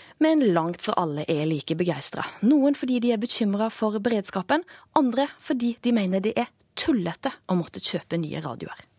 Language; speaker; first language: Norwegian; native; Norwegian